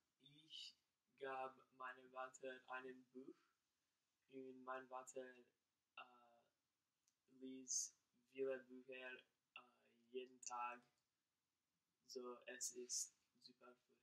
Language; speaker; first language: German; non-native, learner; English